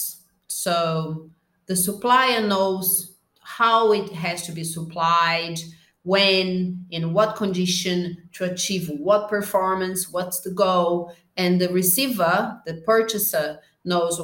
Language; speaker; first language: English; non-native, fluent; Portuguese